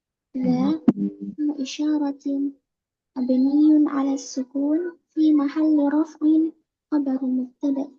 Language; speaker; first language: Arabic; non-native, learner; Indonesian